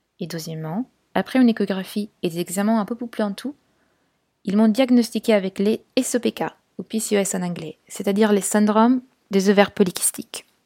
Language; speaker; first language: French; non-native, fluent; Italian